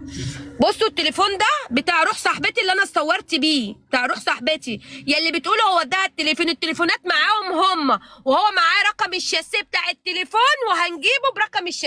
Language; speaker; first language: Arabic; native; Arabic